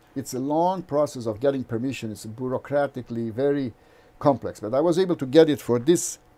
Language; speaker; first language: English; non-native, fluent; Portuguese